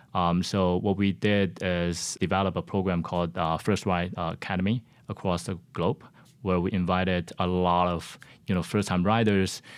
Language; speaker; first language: English; non-native, fluent; Chinese